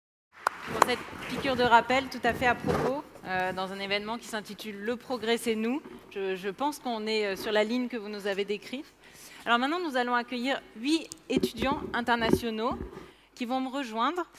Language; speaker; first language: French; native; French